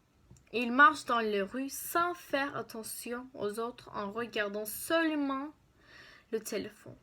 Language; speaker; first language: French; non-native, learner; Turkish